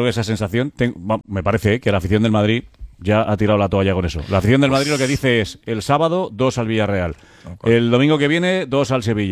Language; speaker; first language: Spanish; native; Spanish